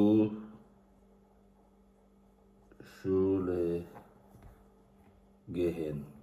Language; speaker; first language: German; non-native, learner; Filipino